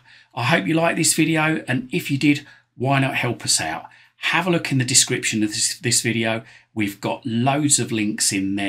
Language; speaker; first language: English; native; English